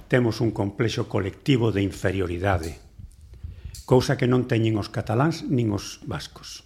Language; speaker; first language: Galician; native; Galician